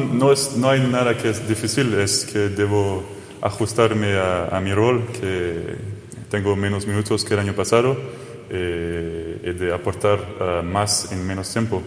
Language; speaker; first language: Spanish; non-native, fluent; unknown